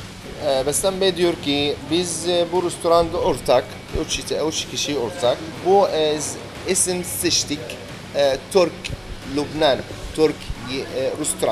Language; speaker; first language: Turkish; non-native, learner; Arabic